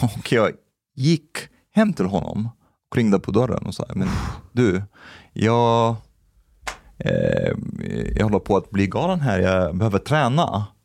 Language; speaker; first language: Swedish; non-native, fluent; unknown